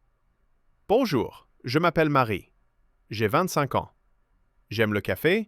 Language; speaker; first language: French; non-native, fluent; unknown